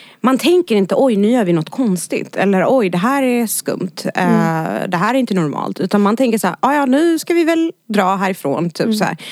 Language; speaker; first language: Swedish; early bilingual, other home language; Arabic